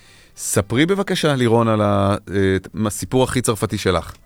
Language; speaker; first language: Hebrew; native; Hebrew